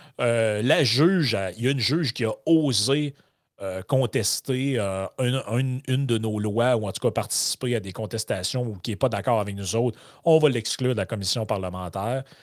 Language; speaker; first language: French; native; French